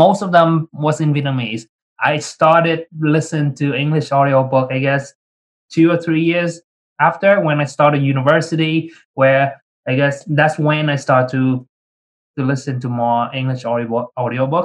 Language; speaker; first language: English; early bilingual, other home language; Vietnamese